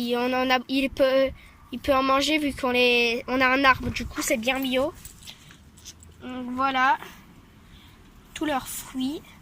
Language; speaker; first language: French; native; French